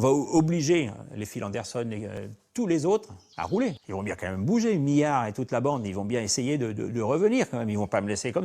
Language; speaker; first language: French; native; French